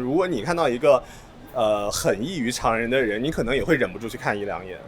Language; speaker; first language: Chinese; native; Chinese